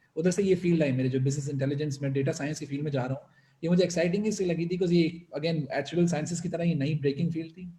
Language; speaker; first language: Urdu; native; Urdu